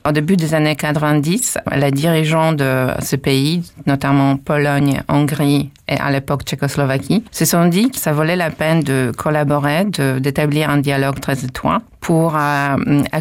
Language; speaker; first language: French; non-native, fluent; Polish